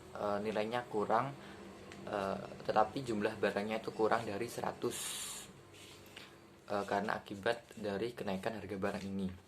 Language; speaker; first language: Indonesian; native; Indonesian